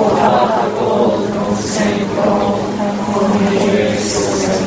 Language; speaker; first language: Korean; non-native, learner; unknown